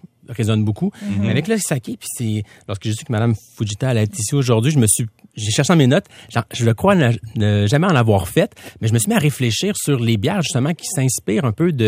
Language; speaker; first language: French; native; French